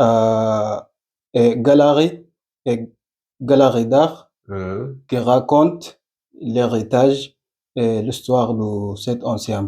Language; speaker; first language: French; non-native, learner; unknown